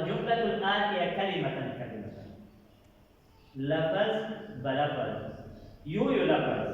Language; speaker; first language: Arabic; non-native, fluent; Pashto